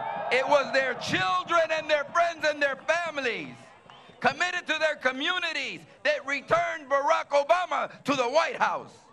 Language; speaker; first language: English; early bilingual, other home language; Spanish